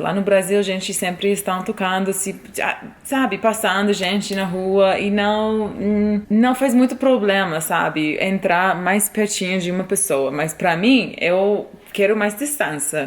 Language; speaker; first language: Portuguese; non-native, fluent; English